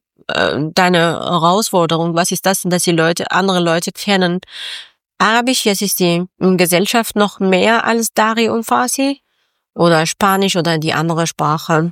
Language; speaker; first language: German; non-native, learner; Persian